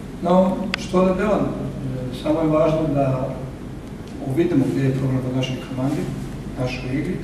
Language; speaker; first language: Russian; non-native, learner; Macedonian